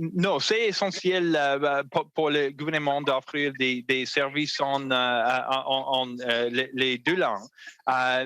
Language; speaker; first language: French; non-native, learner; English